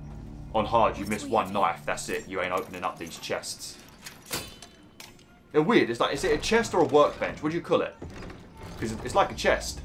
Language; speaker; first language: English; native; English